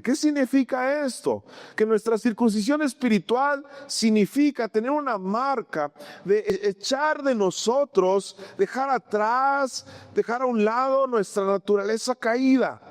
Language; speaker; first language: Spanish; native; Spanish